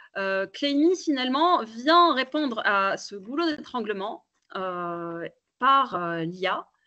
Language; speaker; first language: French; native; French